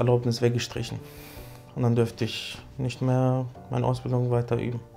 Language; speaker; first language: German; early bilingual, other home language; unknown